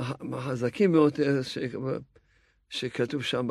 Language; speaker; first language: Hebrew; non-native, fluent; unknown